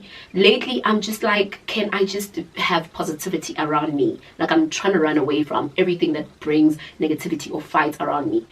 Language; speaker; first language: English; non-native, local second language; Zulu